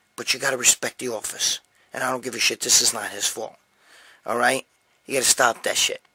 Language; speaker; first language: English; native; English